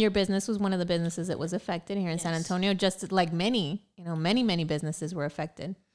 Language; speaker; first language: English; early bilingual, other home language; Spanish